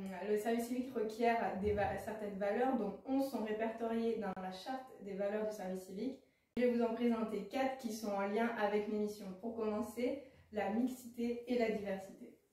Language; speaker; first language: French; native; French